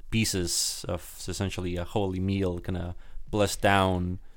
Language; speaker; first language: English; early bilingual, other home language; Spanish